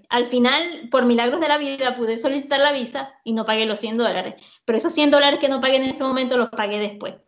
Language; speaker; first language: Spanish; native; Spanish